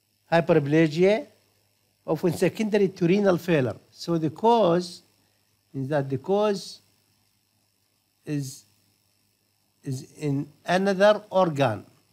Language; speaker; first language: English; non-native, fluent; Arabic